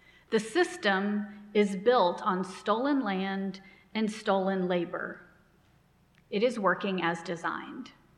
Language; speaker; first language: English; native; English